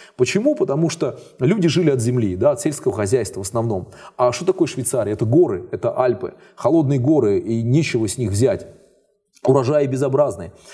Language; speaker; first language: Russian; native; Russian